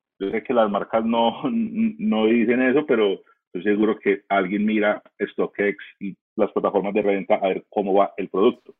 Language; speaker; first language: Spanish; early bilingual, heritage; Spanish